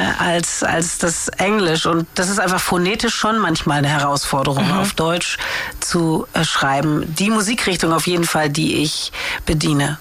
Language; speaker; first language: German; native; German